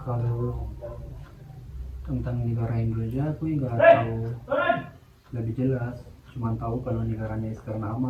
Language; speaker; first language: Indonesian; non-native, fluent; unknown